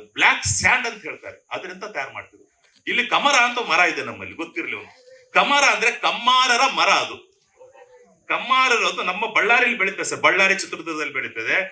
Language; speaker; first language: Kannada; native; Kannada